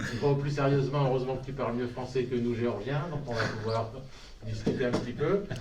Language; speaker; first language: French; native; French